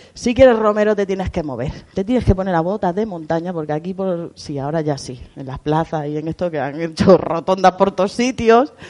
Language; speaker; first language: Spanish; native; Spanish